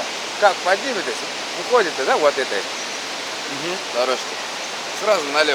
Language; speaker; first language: Russian; non-native, local second language; Kyrgyz